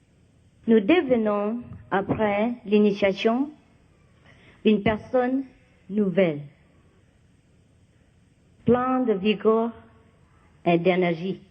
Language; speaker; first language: French; non-native, fluent; Vietnamese